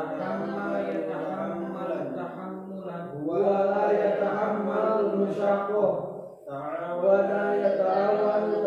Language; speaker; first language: Arabic; non-native, fluent; Indonesian